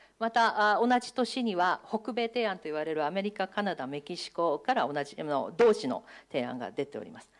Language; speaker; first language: Japanese; native; Japanese